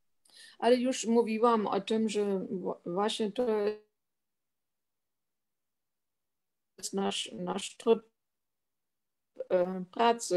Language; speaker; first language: Polish; non-native, fluent; German